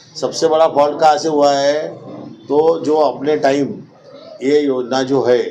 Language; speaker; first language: Hindi; non-native, local second language; Marathi